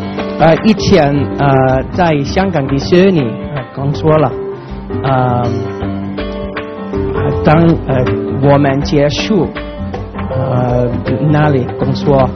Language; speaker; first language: Chinese; non-native, fluent; English